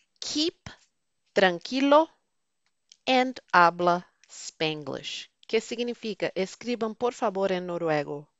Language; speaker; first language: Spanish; non-native, fluent; Portuguese